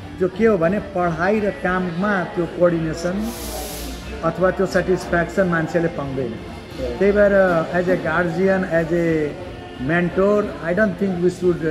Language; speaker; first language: Nepali; non-native, local second language; Maithili